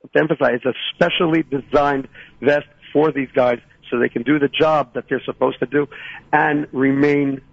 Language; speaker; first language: English; native; English